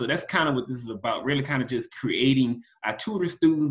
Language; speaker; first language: English; native; English